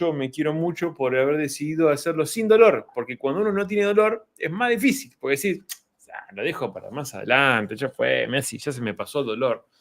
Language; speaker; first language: Spanish; native; Spanish